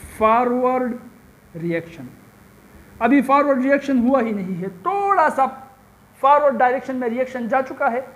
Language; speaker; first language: Urdu; non-native, local second language; Pashto